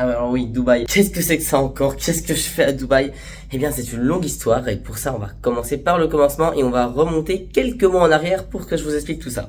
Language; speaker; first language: French; native; French